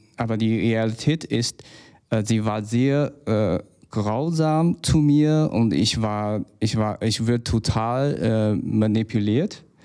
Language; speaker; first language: German; non-native, learner; Chinese